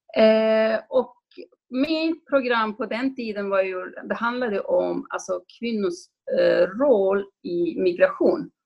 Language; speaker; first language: Swedish; non-native, fluent; Kurdish